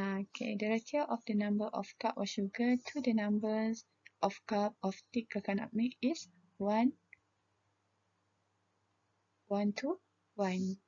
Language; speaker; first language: English; non-native, local second language; Malay